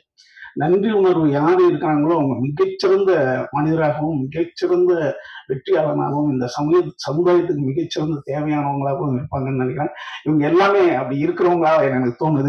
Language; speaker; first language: Tamil; native; Tamil